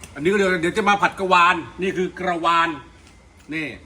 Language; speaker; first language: Thai; native; Thai